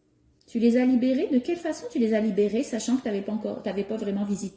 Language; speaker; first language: French; native; French